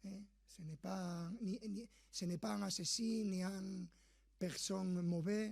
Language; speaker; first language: French; non-native, fluent; Spanish